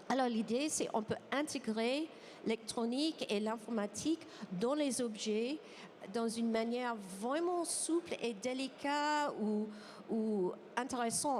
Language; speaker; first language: French; non-native, fluent; English